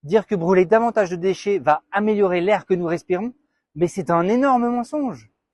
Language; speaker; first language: French; native; French